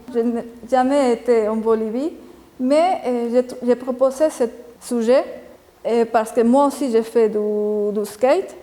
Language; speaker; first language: French; non-native, fluent; Spanish